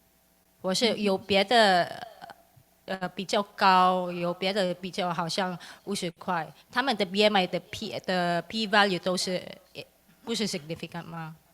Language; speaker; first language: Chinese; non-native, learner; English